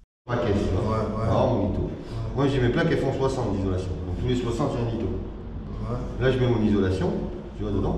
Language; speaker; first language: French; native; French